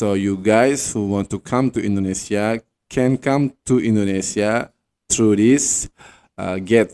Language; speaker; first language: English; non-native, fluent; Indonesian